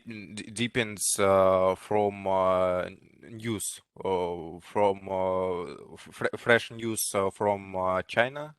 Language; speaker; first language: English; non-native, learner; Russian